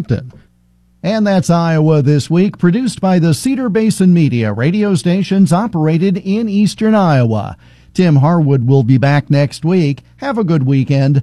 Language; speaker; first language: English; native; English